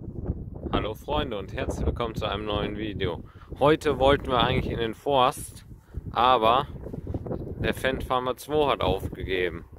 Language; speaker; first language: German; native; German